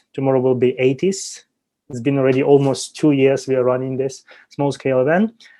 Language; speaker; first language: English; non-native, fluent; Ukrainian